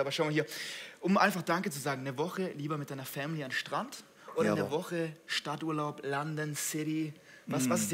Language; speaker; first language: German; native; German